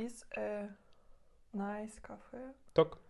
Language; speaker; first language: English; non-native, learner; Russian